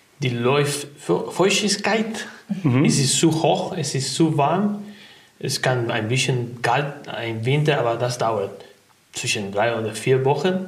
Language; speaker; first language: German; non-native, learner; Spanish